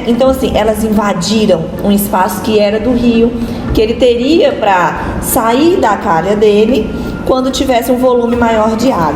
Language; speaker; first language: Portuguese; native; Portuguese